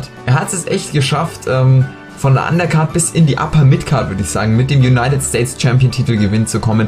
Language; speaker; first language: German; native; German